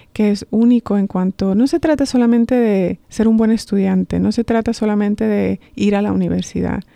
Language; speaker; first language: Spanish; native; Spanish